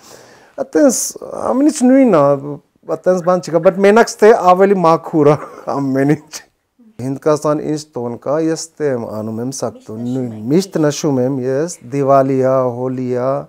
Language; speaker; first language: Armenian; non-native, learner; Hindi